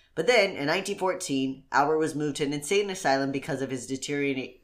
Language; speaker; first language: English; native; English